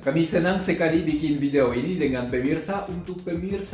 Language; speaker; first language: Indonesian; non-native, fluent; French